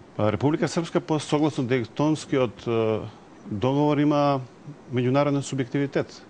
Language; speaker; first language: Macedonian; non-native, local second language; Serbian